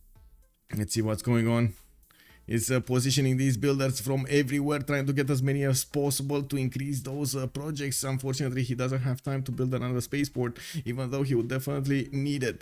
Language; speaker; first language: English; non-native, fluent; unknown